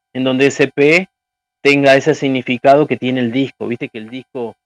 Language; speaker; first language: Spanish; native; Spanish